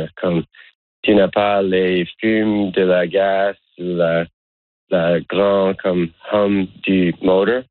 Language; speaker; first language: French; non-native, learner; English